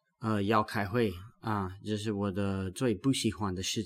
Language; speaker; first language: Chinese; non-native, learner; English